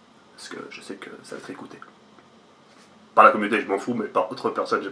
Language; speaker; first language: French; native; French